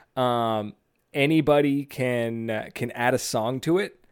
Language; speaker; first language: English; native; English